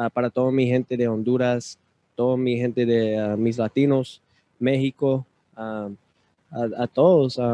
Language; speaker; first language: Spanish; early bilingual, other home language; English